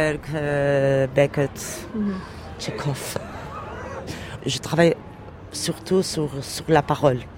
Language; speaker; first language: French; non-native, learner; Portuguese